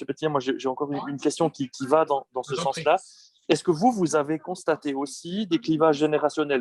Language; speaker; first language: French; native; French